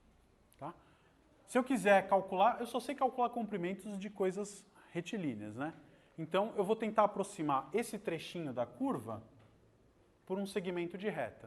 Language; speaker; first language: Portuguese; native; Portuguese